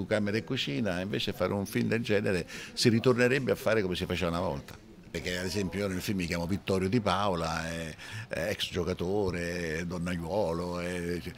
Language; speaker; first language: Italian; native; Italian